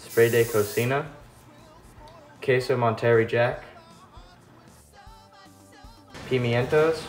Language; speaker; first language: Spanish; non-native, learner; English